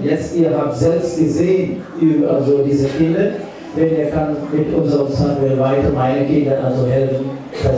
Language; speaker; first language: German; non-native, fluent; Sinhala